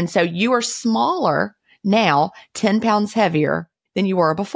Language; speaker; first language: English; native; English